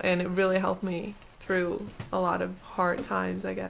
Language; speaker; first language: English; non-native, fluent; Dutch